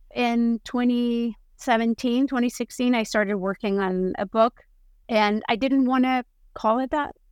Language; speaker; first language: English; non-native, fluent; Spanish